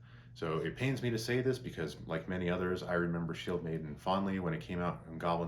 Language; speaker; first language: English; native; English